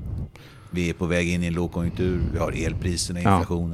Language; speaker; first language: Swedish; native; Swedish